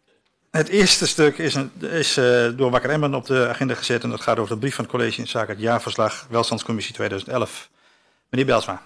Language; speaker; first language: Dutch; native; Dutch